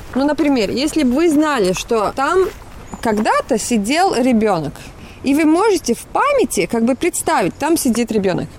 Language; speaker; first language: Russian; non-native, local second language; Latvian